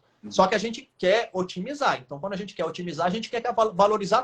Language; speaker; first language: Portuguese; native; Portuguese